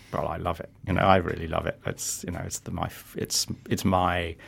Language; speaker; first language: English; native; English